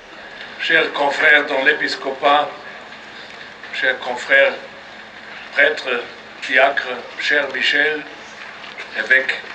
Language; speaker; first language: French; non-native, fluent; German